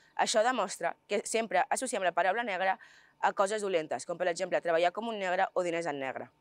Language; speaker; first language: Catalan; early bilingual, other home language; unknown